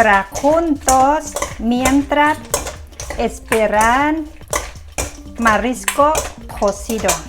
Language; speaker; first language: Spanish; non-native, learner; Thai